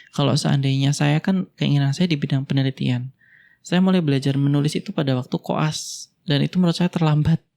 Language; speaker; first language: Indonesian; native; Indonesian